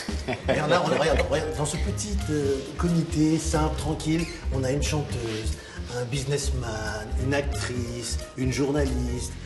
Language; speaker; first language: French; native; French